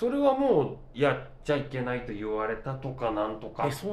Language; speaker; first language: Japanese; native; Japanese